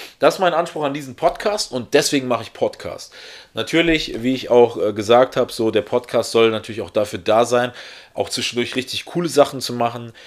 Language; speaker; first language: German; early bilingual, other home language; Russian